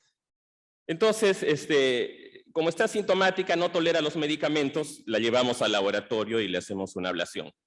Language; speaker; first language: Spanish; native; Spanish